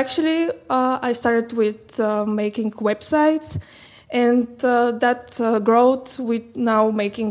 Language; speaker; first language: English; non-native, learner; Bulgarian